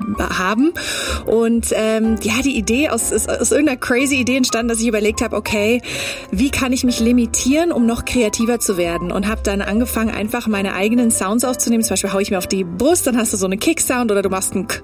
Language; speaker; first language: German; early bilingual, other home language; English